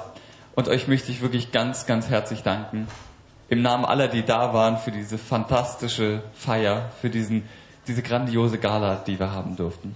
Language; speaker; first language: German; native; German